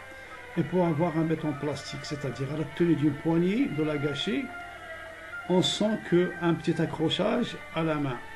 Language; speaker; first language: French; non-native, local second language; Arabic